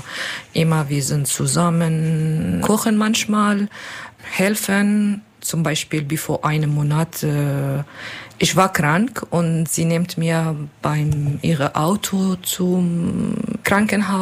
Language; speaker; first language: German; non-native, learner; Arabic